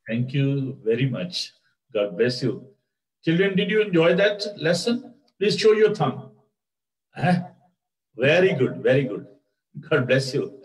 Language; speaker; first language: English; non-native, local second language; Urdu